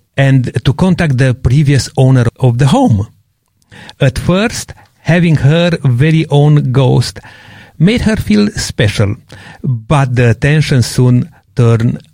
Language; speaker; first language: English; non-native, fluent; Romanian